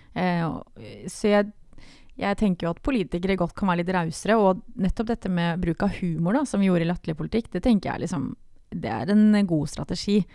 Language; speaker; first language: Norwegian; native; Norwegian